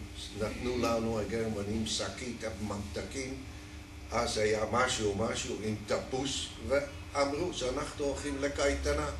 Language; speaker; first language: Hebrew; non-native, fluent; Dutch